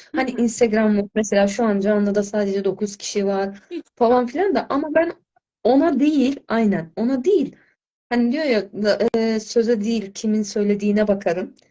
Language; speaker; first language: Turkish; non-native, fluent; Azerbaijani